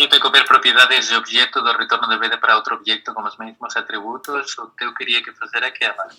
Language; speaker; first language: Portuguese; non-native, fluent; Spanish